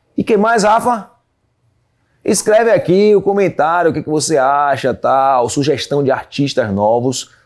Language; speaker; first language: Portuguese; native; Portuguese